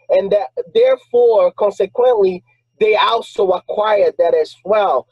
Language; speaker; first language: English; non-native, fluent; Portuguese